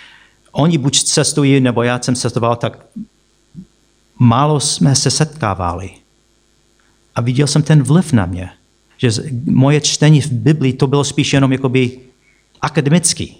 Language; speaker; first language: Czech; non-native, fluent; English